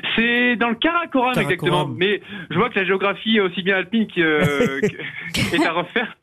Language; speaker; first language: French; native; French